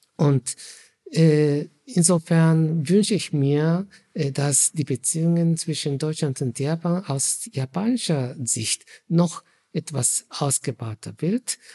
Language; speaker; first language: German; non-native, fluent; Japanese